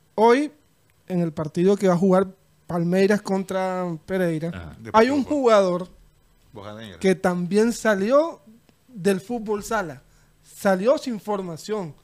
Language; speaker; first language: Spanish; native; Spanish